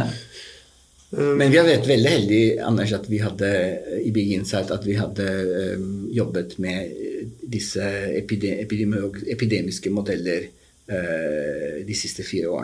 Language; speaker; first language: Norwegian; non-native, fluent; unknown